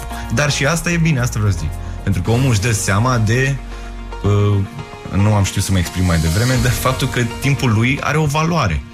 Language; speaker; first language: Romanian; native; Romanian